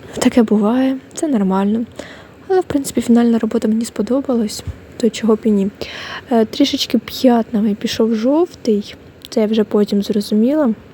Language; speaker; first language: Ukrainian; non-native, local second language; Russian